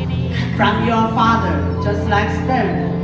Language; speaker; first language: English; non-native, learner; Japanese